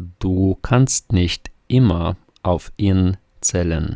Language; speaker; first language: German; non-native, fluent; Ukrainian